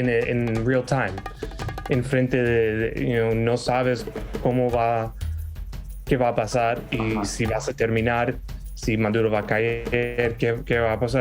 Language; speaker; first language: Spanish; non-native, fluent; English